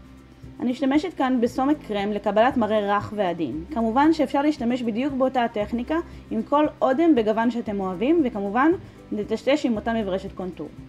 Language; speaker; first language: Hebrew; native; Hebrew